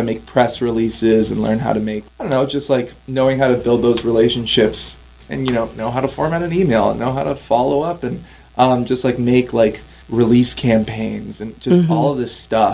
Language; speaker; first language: English; native; English